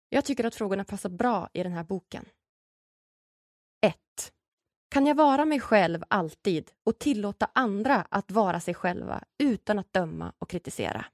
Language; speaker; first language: Swedish; native; Swedish